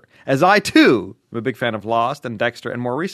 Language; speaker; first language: English; native; English